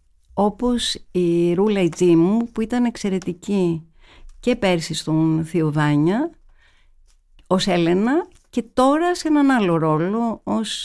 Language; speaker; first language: Greek; native; Greek